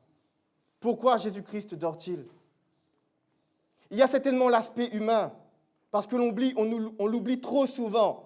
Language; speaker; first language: French; native; French